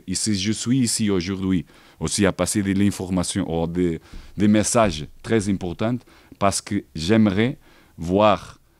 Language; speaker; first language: French; non-native, learner; Portuguese